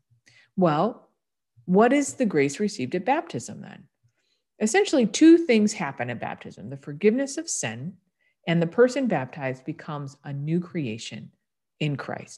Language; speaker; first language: English; native; English